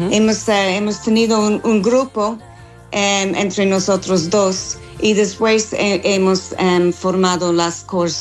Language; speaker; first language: Spanish; non-native, learner; English